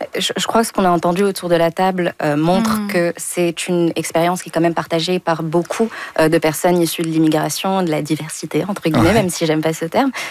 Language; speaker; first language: French; native; French